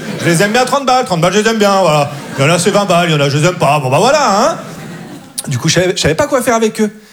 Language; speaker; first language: French; native; French